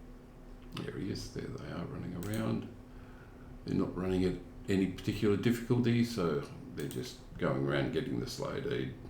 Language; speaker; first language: English; native; English